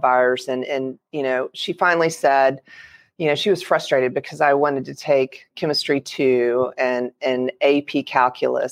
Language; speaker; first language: English; native; English